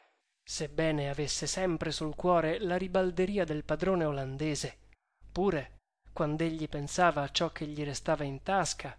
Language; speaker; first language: Italian; native; Italian